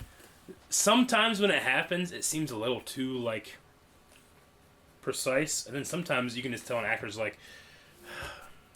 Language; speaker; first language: English; native; English